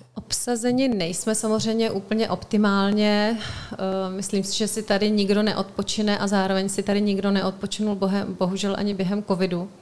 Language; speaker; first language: Czech; native; Czech